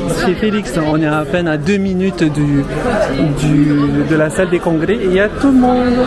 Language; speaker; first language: French; native; French